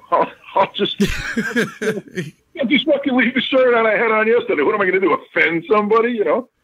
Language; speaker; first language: English; native; English